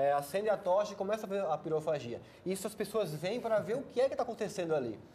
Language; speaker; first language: Portuguese; native; Portuguese